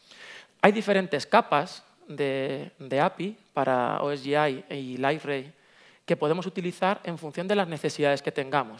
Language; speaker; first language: Spanish; native; Spanish